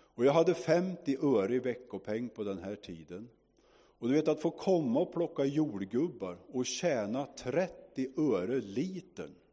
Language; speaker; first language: Swedish; native; Swedish